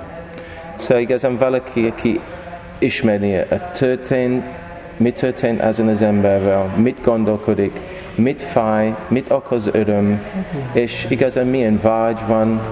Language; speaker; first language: Hungarian; non-native, learner; English